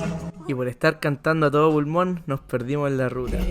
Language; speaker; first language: Spanish; native; Spanish